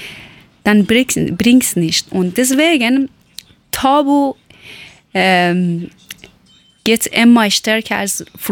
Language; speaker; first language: German; non-native, learner; Persian